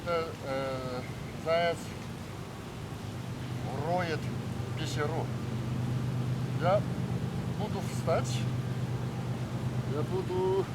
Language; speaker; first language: Russian; non-native, learner; Chinese